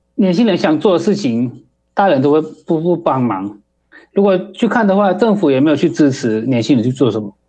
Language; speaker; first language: Chinese; early bilingual, heritage; Chinese